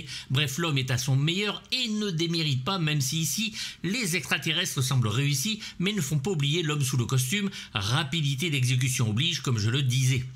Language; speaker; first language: French; native; French